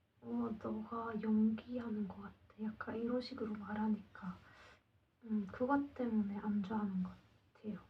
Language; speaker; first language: Korean; non-native, learner; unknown